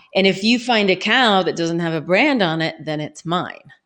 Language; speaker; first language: English; native; English